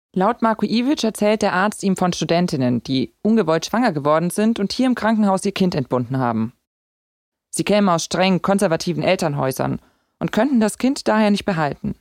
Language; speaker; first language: German; native; German